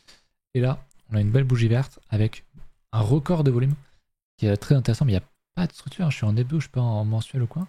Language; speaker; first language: French; native; French